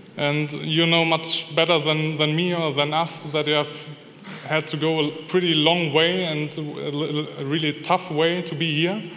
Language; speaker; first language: English; non-native, fluent; German